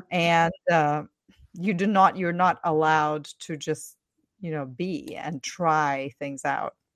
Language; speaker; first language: English; non-native, fluent; Ukrainian